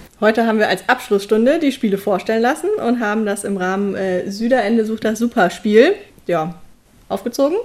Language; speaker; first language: German; native; German